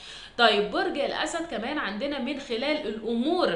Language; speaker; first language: Arabic; native; Arabic